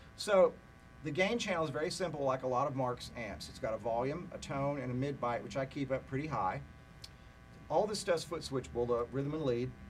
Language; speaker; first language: English; native; English